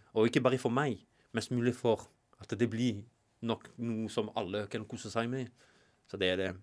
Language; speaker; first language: Norwegian; non-native, fluent; French